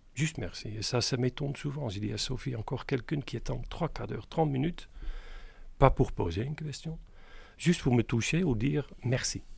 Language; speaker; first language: French; non-native, fluent; Dutch